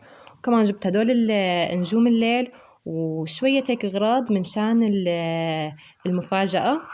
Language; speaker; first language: Arabic; native; Arabic